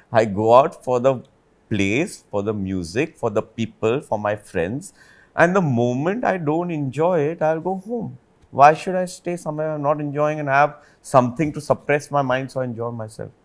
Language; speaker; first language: English; non-native, local second language; Hindi